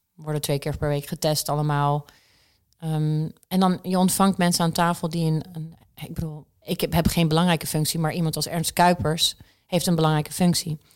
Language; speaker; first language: Dutch; early bilingual, other home language; Czech